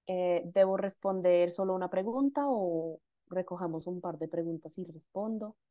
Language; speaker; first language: Spanish; non-native, fluent; Indonesian